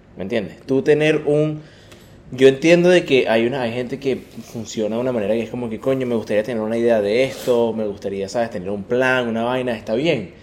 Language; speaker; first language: Spanish; native; Spanish